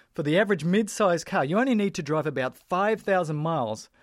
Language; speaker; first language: English; native; English